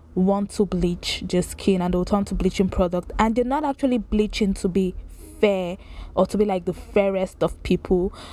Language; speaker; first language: English; non-native, local second language; Yoruba